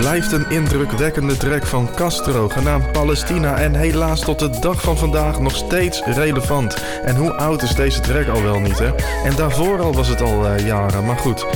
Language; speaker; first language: Dutch; native; Dutch